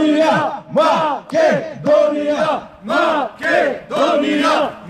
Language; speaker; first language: Macedonian; native; Macedonian